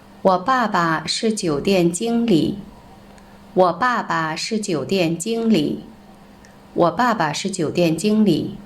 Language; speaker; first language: Chinese; non-native, fluent; Korean